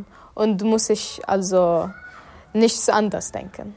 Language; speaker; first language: German; non-native, fluent; Arabic